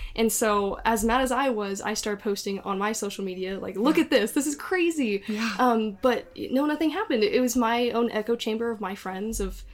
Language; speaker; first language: English; native; English